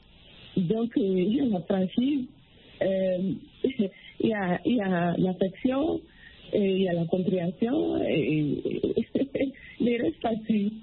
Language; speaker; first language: French; non-native, local second language; Bambara